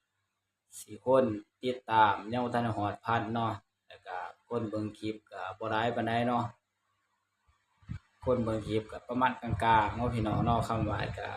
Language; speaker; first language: Thai; non-native, local second language; Lao